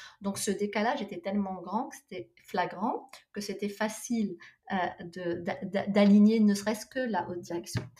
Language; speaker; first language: French; non-native, local second language; Arabic